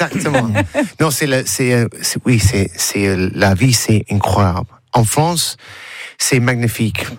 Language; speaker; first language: French; non-native, learner; English